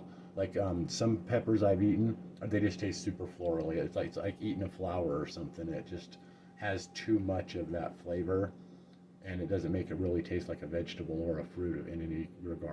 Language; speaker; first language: English; native; English